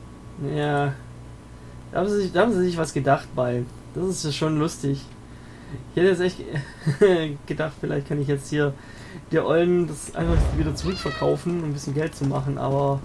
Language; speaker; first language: German; native; German